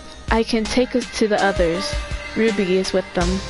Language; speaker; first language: English; early bilingual, other home language; Spanish